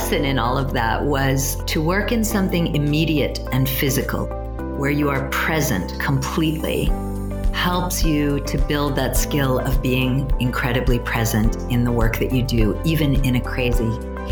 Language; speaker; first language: English; native; English